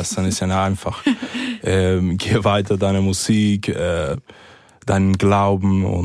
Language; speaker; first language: German; early bilingual, other home language; Spanish